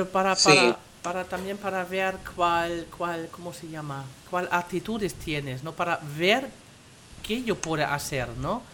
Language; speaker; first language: Spanish; non-native, fluent; German